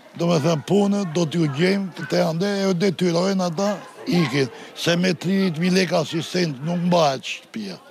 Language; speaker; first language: Albanian; non-native, local second language; Romany